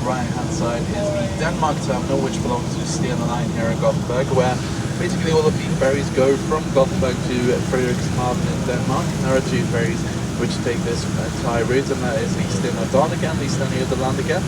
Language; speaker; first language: English; non-native, fluent; Swedish